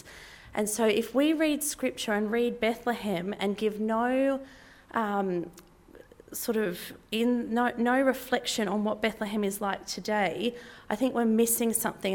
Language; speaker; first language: English; native; English